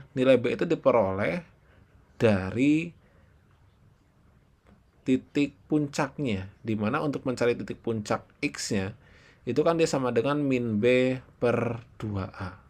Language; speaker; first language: Indonesian; native; Indonesian